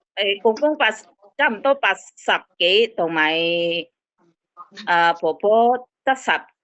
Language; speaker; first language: Cantonese; non-native, learner; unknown